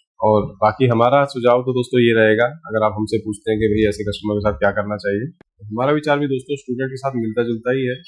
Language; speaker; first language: Hindi; native; Hindi